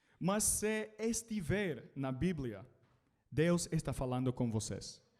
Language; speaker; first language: Portuguese; non-native, learner; English